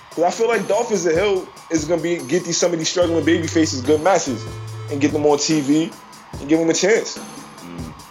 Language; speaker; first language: English; native; English